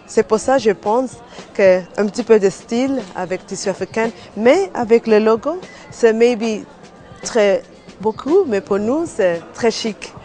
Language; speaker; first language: French; non-native, learner; Swahili